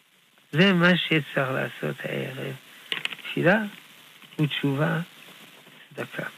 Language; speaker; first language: Hebrew; non-native, fluent; French